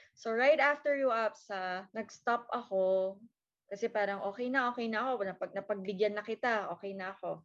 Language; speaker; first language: Filipino; native; Filipino